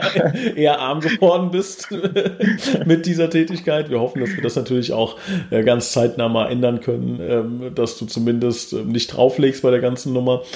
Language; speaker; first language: German; native; German